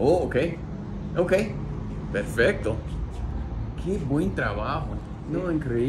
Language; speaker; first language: Spanish; non-native, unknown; English